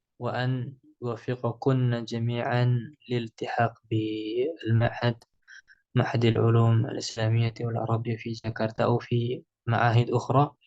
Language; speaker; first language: Arabic; non-native, fluent; Indonesian